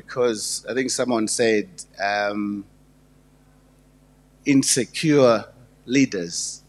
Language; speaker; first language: English; non-native, local second language; Shona